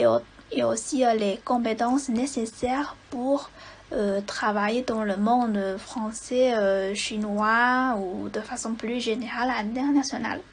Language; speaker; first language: French; non-native, fluent; Chinese